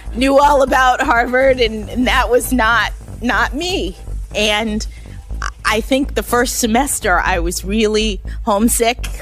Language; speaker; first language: English; native; English